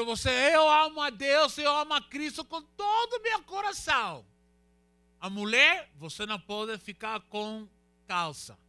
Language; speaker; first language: Portuguese; non-native, fluent; Spanish